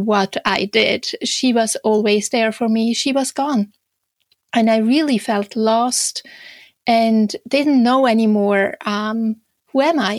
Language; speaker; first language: English; non-native, fluent; Swiss German